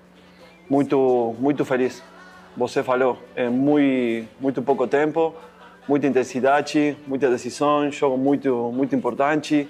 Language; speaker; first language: Portuguese; non-native, fluent; Spanish